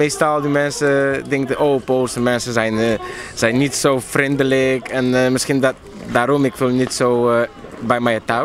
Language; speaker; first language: Dutch; non-native, learner; Polish